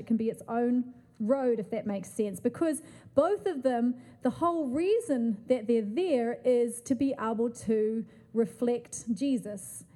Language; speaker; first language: English; native; English